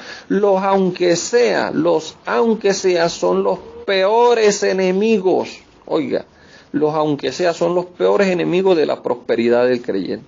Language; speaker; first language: Spanish; native; Spanish